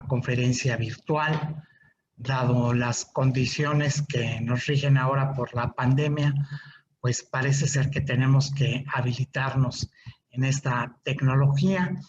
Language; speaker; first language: Spanish; native; Spanish